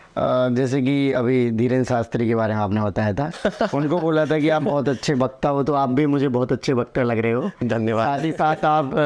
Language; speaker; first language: Hindi; native; Hindi